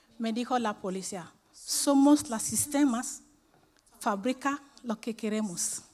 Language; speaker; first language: Spanish; non-native, learner; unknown